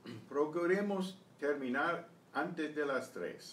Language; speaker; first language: Spanish; non-native, fluent; English